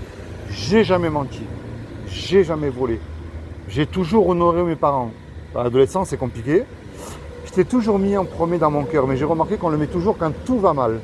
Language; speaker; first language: French; native; French